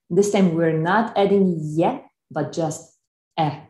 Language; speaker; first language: English; non-native, fluent; Polish